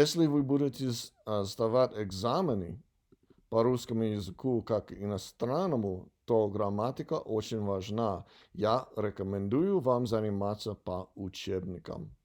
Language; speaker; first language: Russian; non-native, learner; English